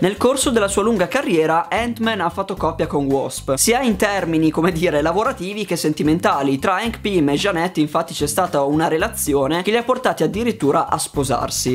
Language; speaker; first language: Italian; native; Italian